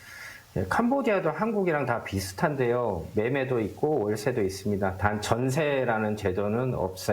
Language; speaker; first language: Korean; native; Korean